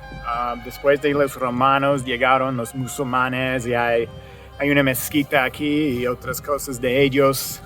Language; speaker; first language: Spanish; non-native, fluent; English